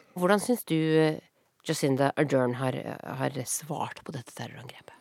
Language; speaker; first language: Norwegian; native; Norwegian